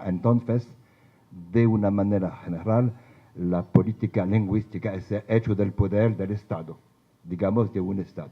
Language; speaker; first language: Spanish; non-native, fluent; French